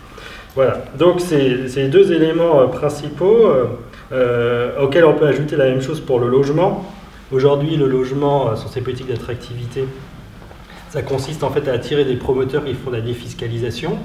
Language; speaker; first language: French; native; French